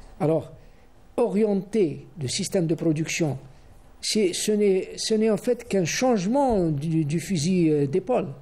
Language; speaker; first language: French; non-native, local second language; Arabic